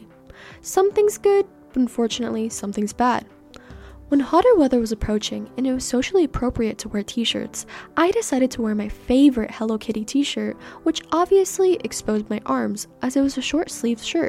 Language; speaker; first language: English; early bilingual, other home language; Persian